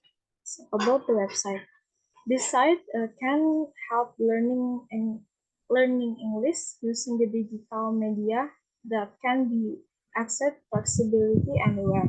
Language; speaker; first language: English; non-native, learner; Indonesian